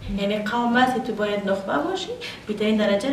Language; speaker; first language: Persian; native; Persian